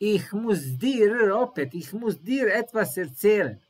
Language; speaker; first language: German; non-native, learner; Serbian